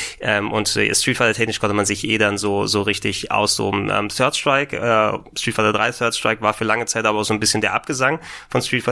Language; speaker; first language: German; native; German